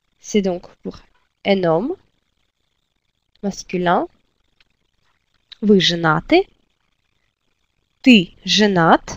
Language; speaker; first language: French; non-native, fluent; Russian